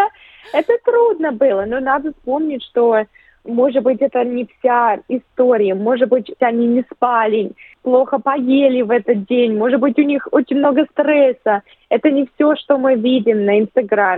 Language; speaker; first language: Russian; early bilingual, other home language; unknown